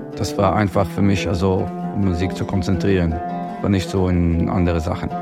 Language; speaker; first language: German; non-native, fluent; Arabic